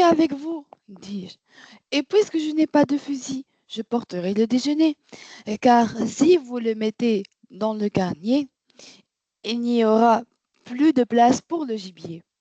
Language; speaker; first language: French; non-native, learner; Arabic